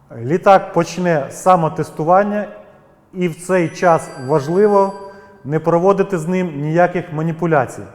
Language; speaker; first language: Ukrainian; native; Ukrainian